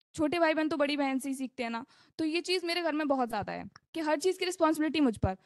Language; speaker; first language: Hindi; native; Hindi